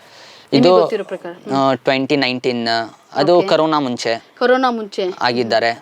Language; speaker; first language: Kannada; non-native, local second language; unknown